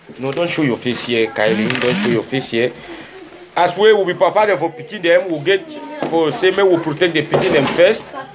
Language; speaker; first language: Nigerian Pidgin; native; Nigerian Pidgin